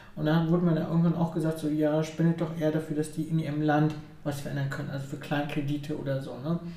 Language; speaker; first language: German; early bilingual, other home language; Ukrainian